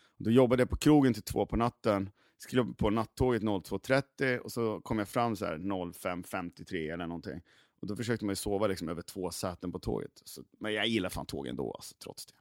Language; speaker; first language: Swedish; native; Swedish